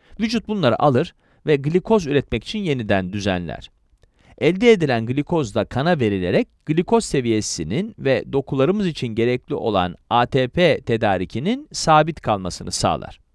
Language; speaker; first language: Turkish; native; Turkish